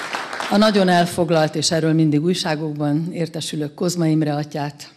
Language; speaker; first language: Hungarian; native; Hungarian